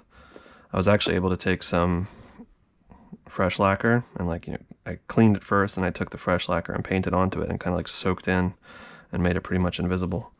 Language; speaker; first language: English; native; English